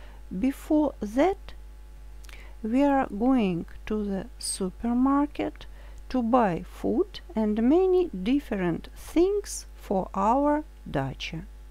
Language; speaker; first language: English; non-native, fluent; Russian